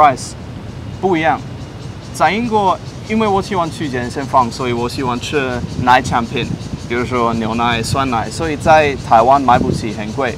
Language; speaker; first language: Chinese; non-native, fluent; English